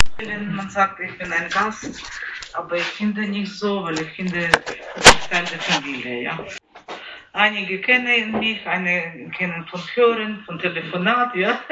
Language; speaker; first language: German; non-native, learner; Ukrainian